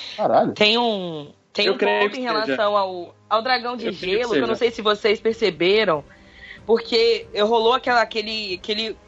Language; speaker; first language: Portuguese; native; Portuguese